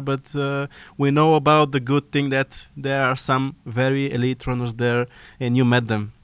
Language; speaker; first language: English; non-native, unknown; Bulgarian